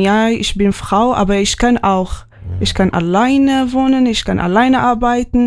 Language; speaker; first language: German; non-native, learner; Arabic